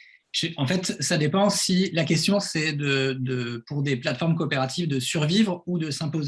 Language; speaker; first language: French; native; French